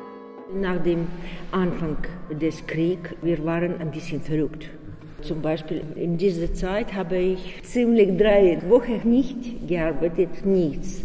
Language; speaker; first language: German; non-native, learner; Ukrainian